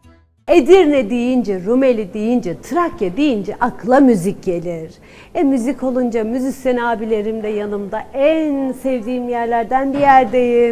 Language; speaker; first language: Turkish; native; Turkish